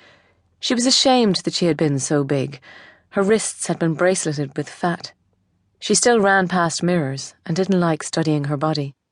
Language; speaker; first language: English; native; English